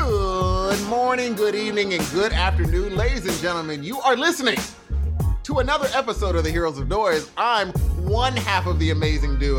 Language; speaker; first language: English; native; English